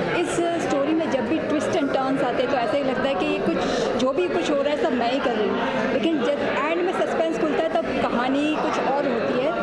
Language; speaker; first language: Hindi; native; Hindi